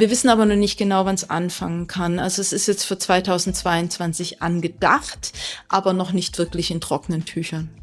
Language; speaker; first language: German; native; German